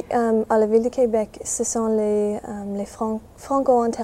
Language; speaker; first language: French; non-native, fluent; English